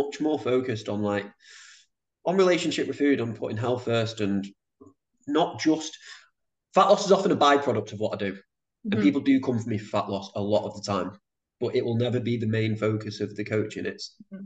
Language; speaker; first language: English; native; English